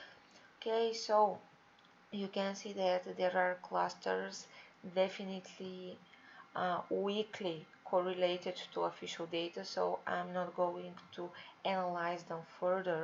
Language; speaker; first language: English; non-native, fluent; Bulgarian